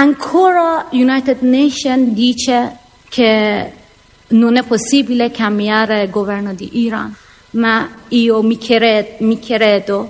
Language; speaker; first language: Italian; non-native, learner; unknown